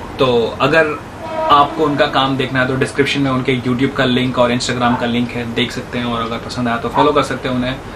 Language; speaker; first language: Hindi; native; Hindi